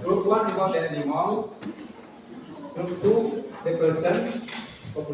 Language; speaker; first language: English; non-native, learner; Indonesian